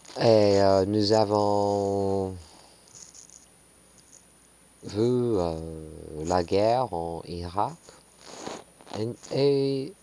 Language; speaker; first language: French; non-native, learner; English